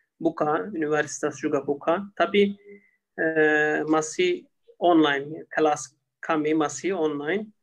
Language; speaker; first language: Indonesian; non-native, learner; Turkish